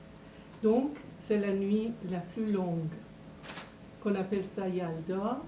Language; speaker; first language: French; non-native, fluent; Persian